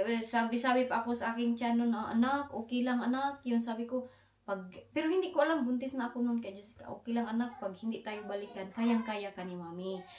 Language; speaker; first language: Filipino; non-native, local second language; Cebuano